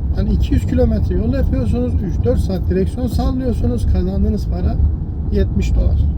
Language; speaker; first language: Turkish; early bilingual, heritage; Turkish